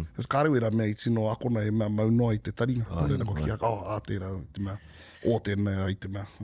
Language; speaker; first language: Māori; native; Māori